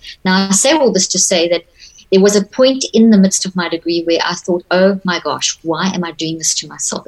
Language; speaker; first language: English; native; English